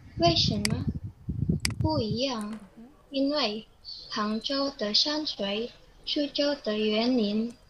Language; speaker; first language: Chinese; non-native, learner; Indonesian